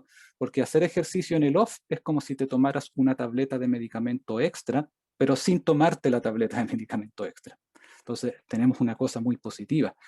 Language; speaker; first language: Spanish; native; Spanish